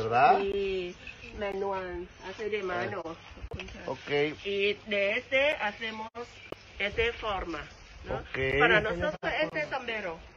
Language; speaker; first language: Spanish; non-native, learner; Thai